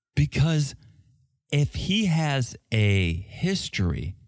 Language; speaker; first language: English; early bilingual, other home language; Russian